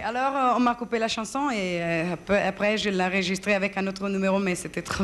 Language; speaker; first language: French; non-native, fluent; Italian